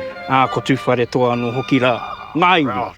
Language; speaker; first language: Māori; non-native, local second language; English